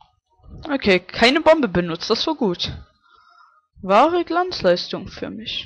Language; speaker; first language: German; native; German